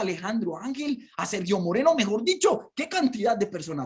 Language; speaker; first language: Spanish; native; Spanish